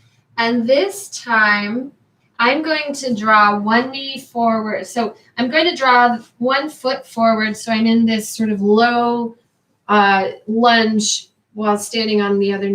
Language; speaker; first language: English; native; English